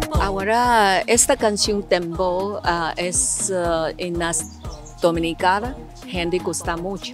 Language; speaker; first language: Spanish; non-native, learner; Chinese